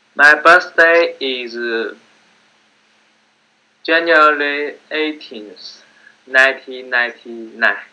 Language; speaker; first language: English; non-native, learner; Chinese